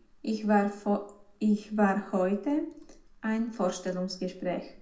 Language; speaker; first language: German; non-native, learner; Romanian